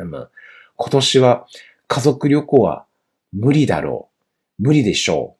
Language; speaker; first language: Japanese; non-native, fluent; Chinese